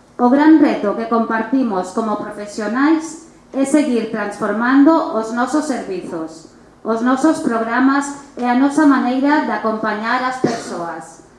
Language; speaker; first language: Galician; non-native, fluent; Spanish